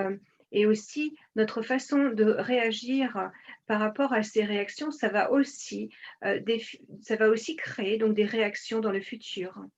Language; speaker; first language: French; native; French